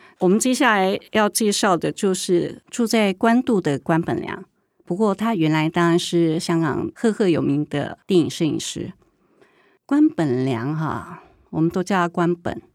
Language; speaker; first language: Chinese; native; Chinese